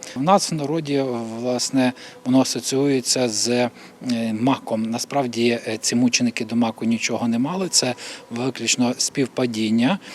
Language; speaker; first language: Ukrainian; native; Ukrainian